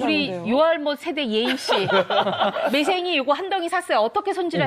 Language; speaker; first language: Korean; native; Korean